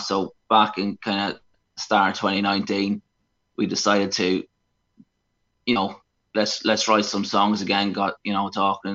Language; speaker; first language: English; native; English